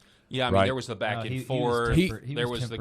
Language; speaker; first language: English; native; English